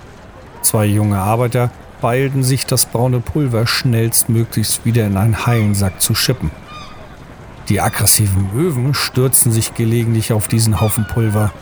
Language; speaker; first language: German; native; German